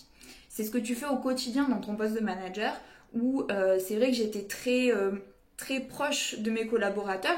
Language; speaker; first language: French; native; French